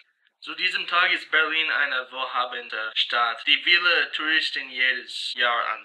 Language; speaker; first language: German; non-native, learner; English